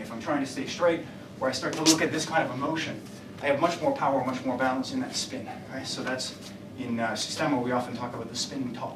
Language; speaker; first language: English; native; English